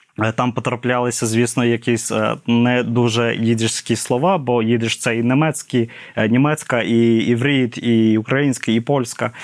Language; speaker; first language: Ukrainian; non-native, fluent; English